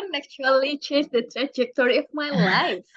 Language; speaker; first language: English; non-native, fluent; Indonesian